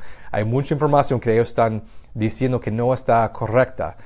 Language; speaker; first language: Spanish; non-native, fluent; English